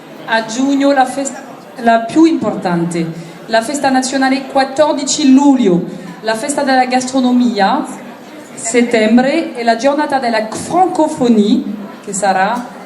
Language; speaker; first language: Italian; non-native, learner; French